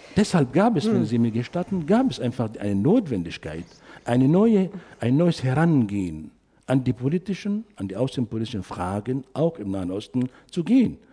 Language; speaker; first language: German; non-native, fluent; Arabic